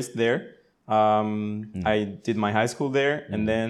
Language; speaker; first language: English; non-native, fluent; French